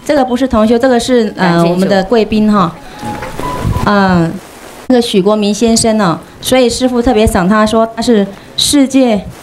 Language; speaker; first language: Chinese; native; Chinese